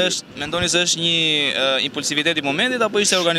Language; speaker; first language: Albanian; native; Albanian